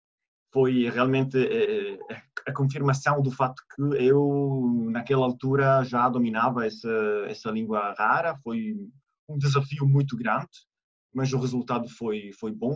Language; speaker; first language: Portuguese; non-native, fluent; Italian